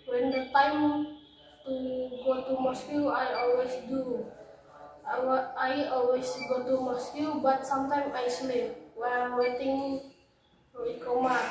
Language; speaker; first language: English; non-native, learner; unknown